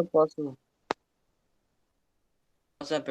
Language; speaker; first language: Portuguese; native; Portuguese